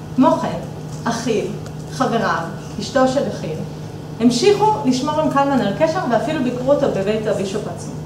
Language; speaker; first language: Hebrew; native; Hebrew